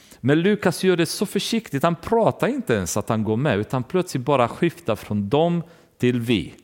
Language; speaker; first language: Swedish; non-native, fluent; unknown